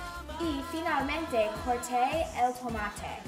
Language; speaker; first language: Spanish; non-native, learner; English